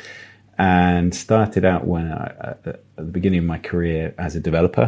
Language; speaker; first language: English; native; English